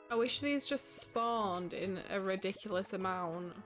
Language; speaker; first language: English; native; English